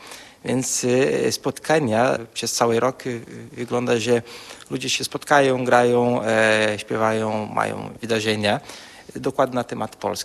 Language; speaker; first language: Polish; early bilingual, heritage; Polish